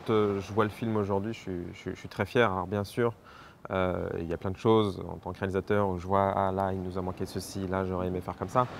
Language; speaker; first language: French; native; French